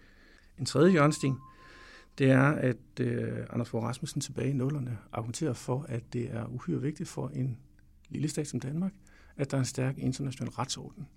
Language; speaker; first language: Danish; native; Danish